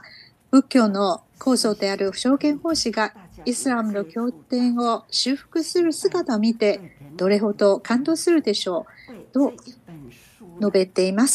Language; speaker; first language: Japanese; non-native, fluent; Chinese